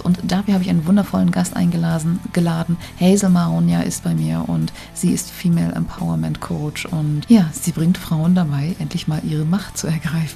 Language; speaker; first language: German; native; German